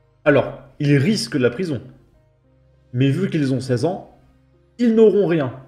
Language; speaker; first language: French; native; French